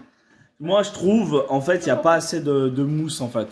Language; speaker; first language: French; native; French